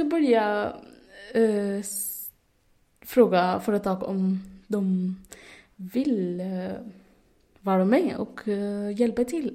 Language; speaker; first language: Swedish; non-native, learner; Arabic